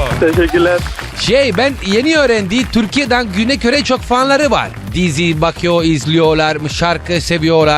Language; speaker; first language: Turkish; non-native, learner; Italian